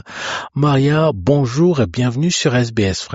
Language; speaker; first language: French; native; French